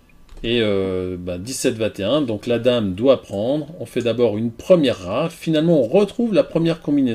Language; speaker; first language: French; native; French